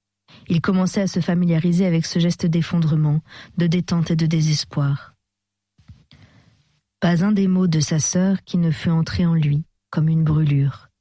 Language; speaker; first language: French; native; French